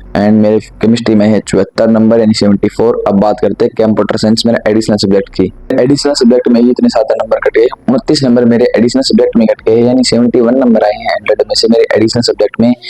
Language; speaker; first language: Hindi; native; Hindi